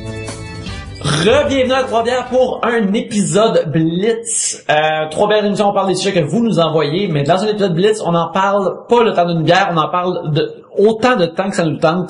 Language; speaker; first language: French; native; French